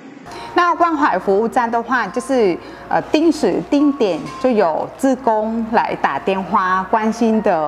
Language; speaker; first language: Chinese; non-native, fluent; Vietnamese